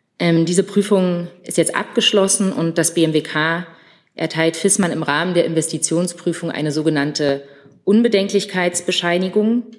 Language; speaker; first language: German; native; German